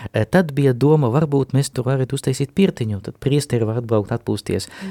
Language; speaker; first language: Latvian; non-native, local second language; Russian